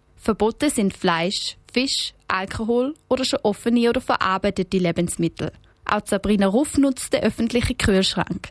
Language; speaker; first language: German; native; German